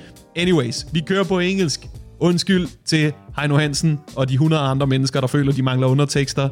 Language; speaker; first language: Danish; native; Danish